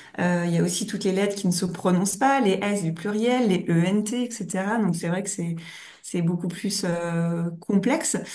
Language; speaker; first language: French; native; French